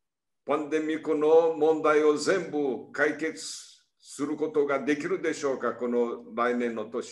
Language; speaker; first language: Japanese; early bilingual, heritage; Portuguese